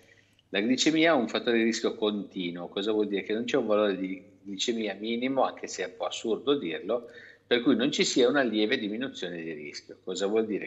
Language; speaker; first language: Italian; native; Italian